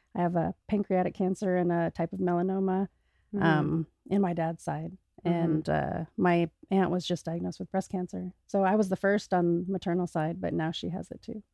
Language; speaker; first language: English; native; English